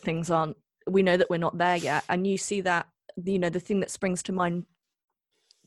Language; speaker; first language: English; native; English